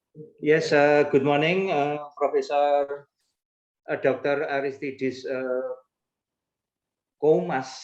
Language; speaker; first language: English; non-native, learner; Indonesian